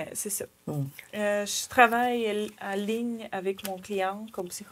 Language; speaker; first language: French; non-native, learner; Ukrainian